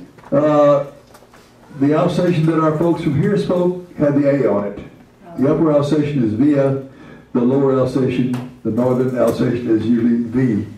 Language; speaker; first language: English; native; English